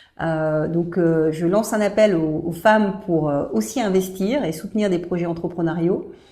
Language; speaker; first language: French; native; French